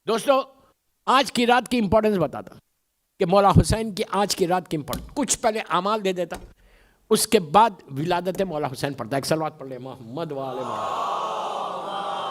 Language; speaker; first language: Urdu; native; Urdu